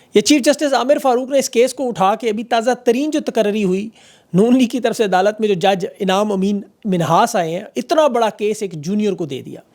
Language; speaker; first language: Urdu; native; Urdu